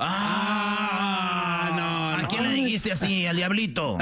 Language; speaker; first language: Spanish; native; Spanish